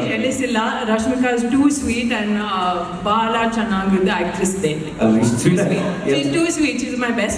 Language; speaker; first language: Kannada; non-native, learner; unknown